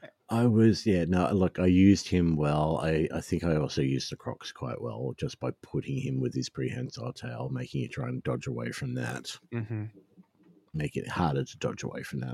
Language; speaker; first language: English; native; English